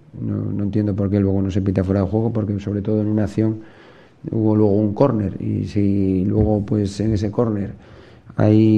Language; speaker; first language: Spanish; native; Spanish